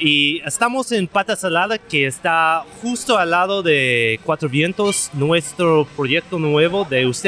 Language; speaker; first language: Spanish; non-native, learner; English